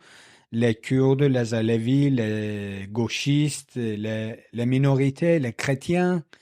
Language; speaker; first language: French; non-native, learner; Kurdish